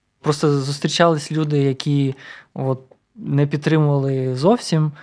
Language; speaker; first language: Ukrainian; non-native, local second language; Russian